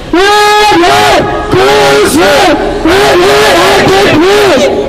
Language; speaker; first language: Turkish; native; Turkish